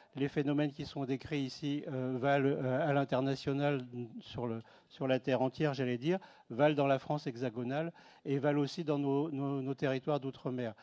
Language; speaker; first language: French; native; French